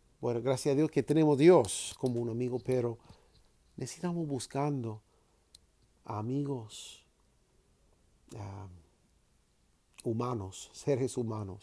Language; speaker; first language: Spanish; non-native, fluent; English